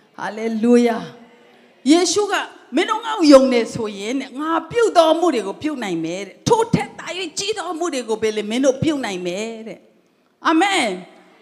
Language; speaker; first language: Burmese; non-native, local second language; Tedim Chin